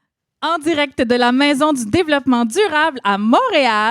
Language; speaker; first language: French; native; French